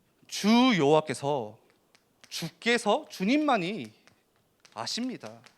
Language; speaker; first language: Korean; native; Korean